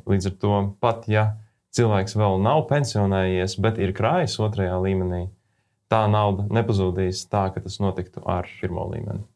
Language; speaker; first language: Latvian; native; Latvian